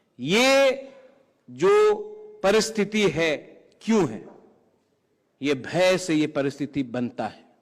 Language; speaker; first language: Hindi; non-native, local second language; Kok Borok